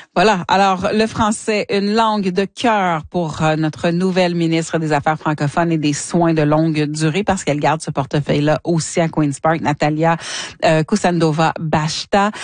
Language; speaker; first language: French; native; French